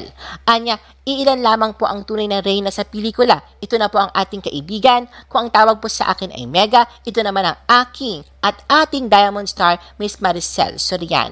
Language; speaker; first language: Filipino; native; Filipino